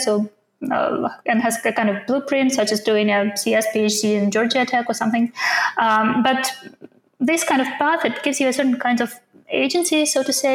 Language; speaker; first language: English; non-native, fluent; Ukrainian